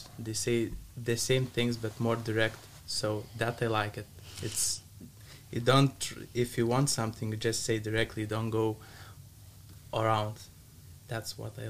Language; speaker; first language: English; non-native, learner; Lithuanian